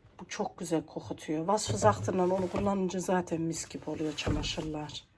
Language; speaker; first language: Turkish; early bilingual, heritage; Turkish